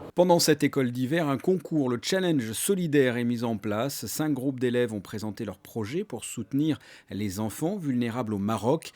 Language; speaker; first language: French; native; French